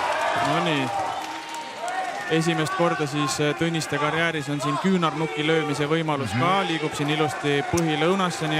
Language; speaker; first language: Estonian; native; Estonian